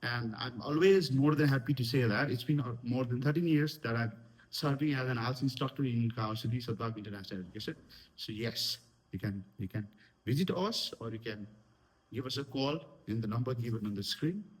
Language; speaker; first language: English; non-native, local second language; Nepali